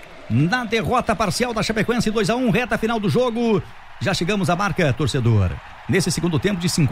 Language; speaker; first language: Portuguese; native; Portuguese